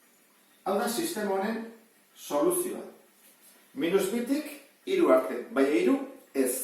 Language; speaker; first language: Basque; native; Basque